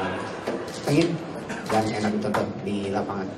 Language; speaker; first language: Indonesian; native; Indonesian